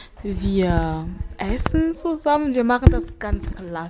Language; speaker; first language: German; non-native, fluent; French